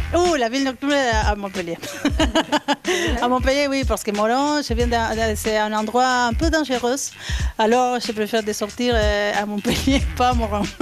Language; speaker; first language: French; non-native, fluent; Spanish